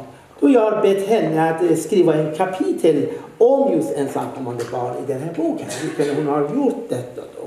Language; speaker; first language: Swedish; non-native, fluent; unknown